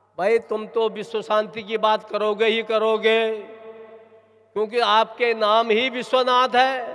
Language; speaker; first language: Hindi; non-native, local second language; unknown